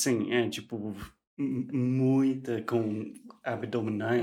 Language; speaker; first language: Portuguese; non-native, fluent; English